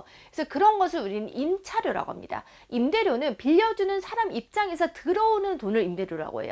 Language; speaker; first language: Korean; native; Korean